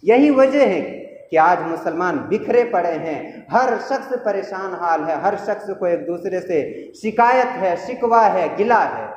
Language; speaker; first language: Urdu; native; Urdu